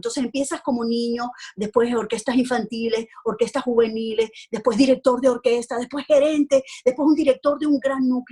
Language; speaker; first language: Spanish; native; Spanish